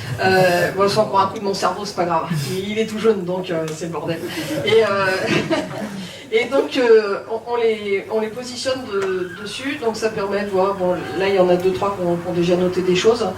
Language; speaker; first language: French; native; French